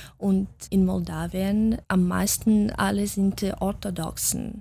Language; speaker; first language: German; non-native, learner; Russian